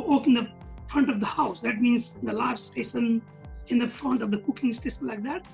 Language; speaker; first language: English; non-native, local second language; Nepali